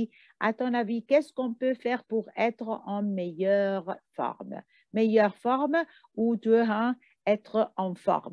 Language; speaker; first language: French; non-native, fluent; Arabic